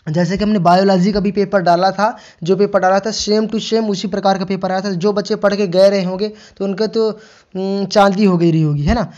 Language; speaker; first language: Hindi; native; Hindi